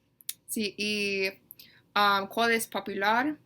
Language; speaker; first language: Spanish; non-native, learner; English